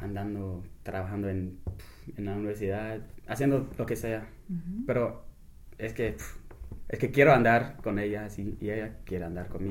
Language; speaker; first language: Spanish; non-native, fluent; English